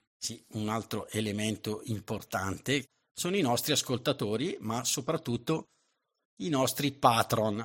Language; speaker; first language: Italian; native; Italian